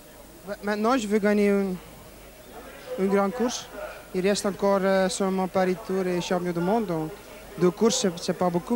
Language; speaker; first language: French; non-native, local second language; Dutch